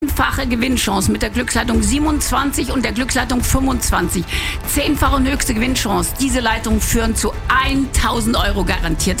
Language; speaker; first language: German; native; German